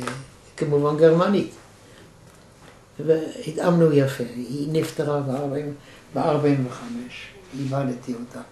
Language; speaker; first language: Hebrew; non-native, fluent; German